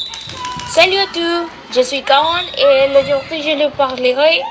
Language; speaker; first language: French; non-native, learner; Spanish